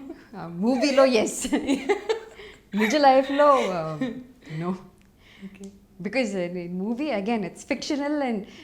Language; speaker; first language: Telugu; non-native, fluent; Tamil